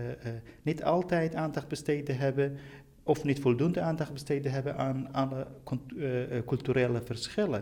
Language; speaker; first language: Dutch; non-native, fluent; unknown